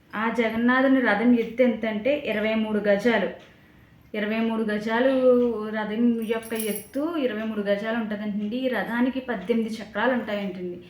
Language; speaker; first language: Telugu; native; Telugu